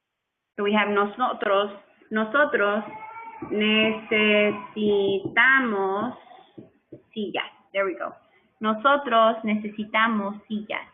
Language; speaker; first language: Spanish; non-native, fluent; English